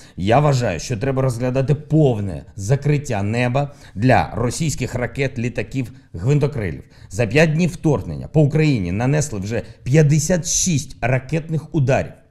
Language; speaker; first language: Ukrainian; non-native, local second language; Russian